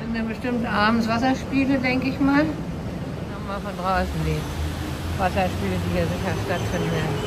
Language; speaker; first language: German; native; German